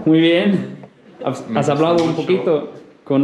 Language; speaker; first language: Spanish; non-native, fluent; English